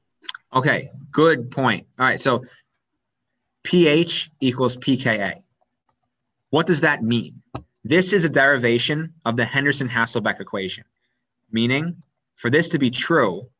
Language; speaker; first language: English; native; English